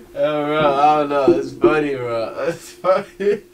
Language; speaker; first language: English; non-native, fluent; Dutch